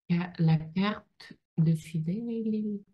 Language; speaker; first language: French; non-native, learner; Russian